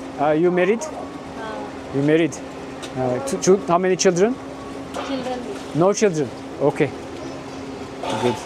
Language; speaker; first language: English; non-native, learner; Turkish